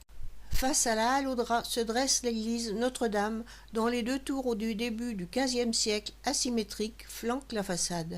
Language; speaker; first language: French; native; French